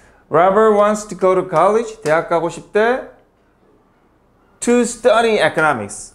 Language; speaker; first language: English; non-native, fluent; Korean